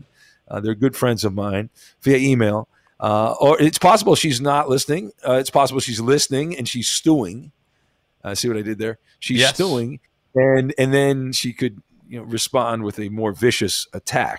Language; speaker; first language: English; native; English